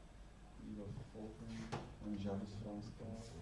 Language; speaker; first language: Dutch; non-native, learner; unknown